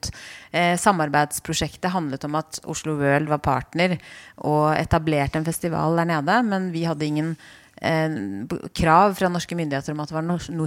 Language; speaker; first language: Norwegian; native; Norwegian